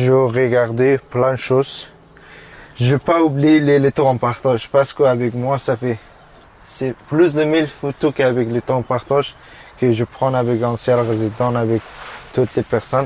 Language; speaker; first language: French; non-native, learner; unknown